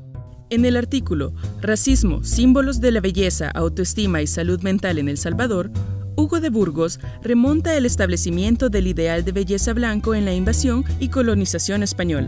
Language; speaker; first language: Spanish; native; Spanish